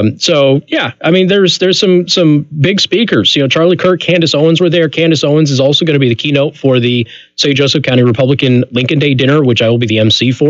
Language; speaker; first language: English; native; English